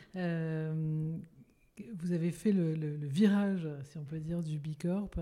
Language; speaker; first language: French; native; French